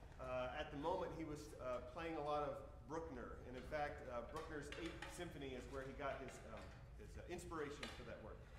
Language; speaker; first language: English; native; English